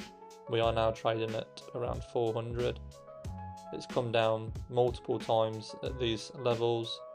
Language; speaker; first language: English; native; English